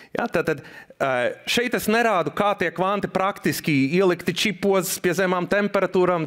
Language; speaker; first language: Latvian; non-native, local second language; Russian